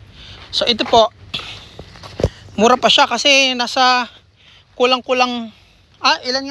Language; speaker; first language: Filipino; native; Filipino